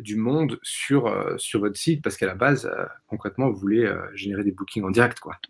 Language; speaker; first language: French; native; French